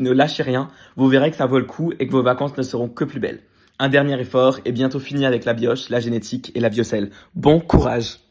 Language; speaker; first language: French; native; French